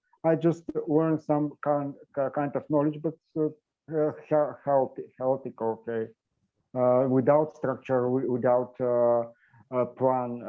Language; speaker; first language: English; non-native, learner; Bulgarian